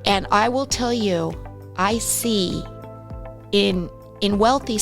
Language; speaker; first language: English; native; English